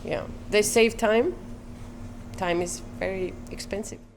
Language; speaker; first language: English; non-native, fluent; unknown